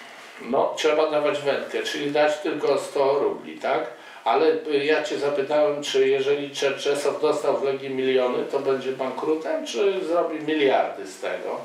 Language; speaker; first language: Polish; native; Polish